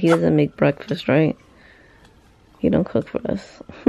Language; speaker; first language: English; early bilingual, other home language; Spanish